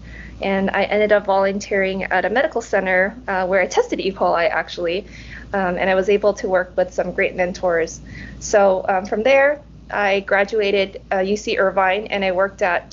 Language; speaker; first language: English; early bilingual, other home language; Cantonese